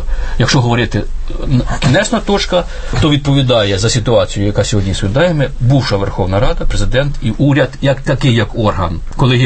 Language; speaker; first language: Ukrainian; native; Ukrainian